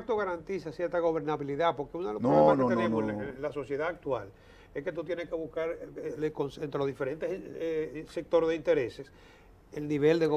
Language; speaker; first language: Spanish; native; Spanish